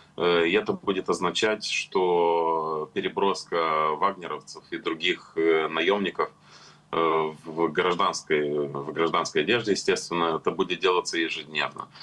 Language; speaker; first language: Russian; non-native, local second language; Romanian